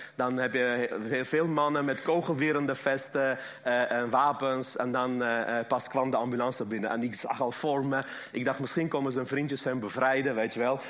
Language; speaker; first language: Dutch; early bilingual, other home language; Armenian